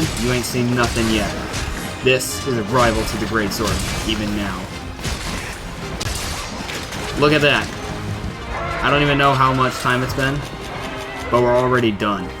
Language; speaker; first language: English; native; English